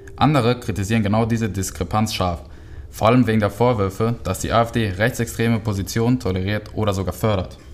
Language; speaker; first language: German; early bilingual, other home language; Spanish